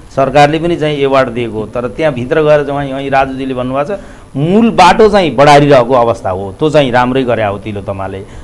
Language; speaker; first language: Nepali; native; Nepali